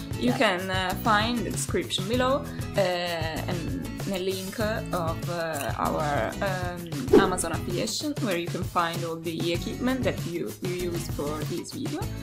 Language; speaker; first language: English; non-native, fluent; Italian